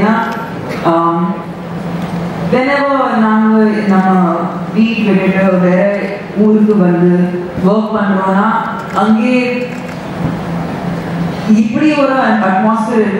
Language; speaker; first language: Tamil; non-native, fluent; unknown